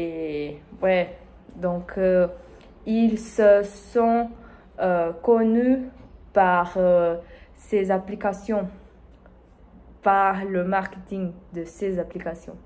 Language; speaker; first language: French; non-native, learner; Spanish